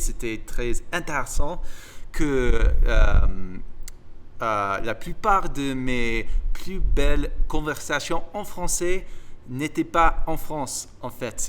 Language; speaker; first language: French; non-native, fluent; English